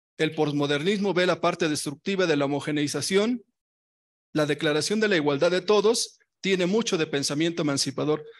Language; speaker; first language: Spanish; native; Spanish